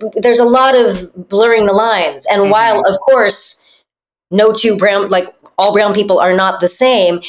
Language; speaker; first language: English; native; English